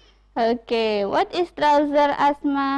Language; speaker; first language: English; non-native, fluent; Indonesian